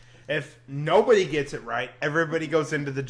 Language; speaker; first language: English; native; English